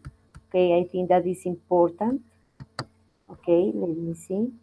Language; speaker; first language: English; non-native, learner; Spanish